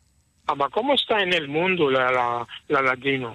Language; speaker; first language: Spanish; early bilingual, heritage; Hebrew